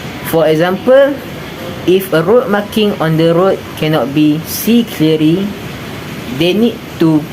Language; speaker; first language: English; non-native, local second language; Malay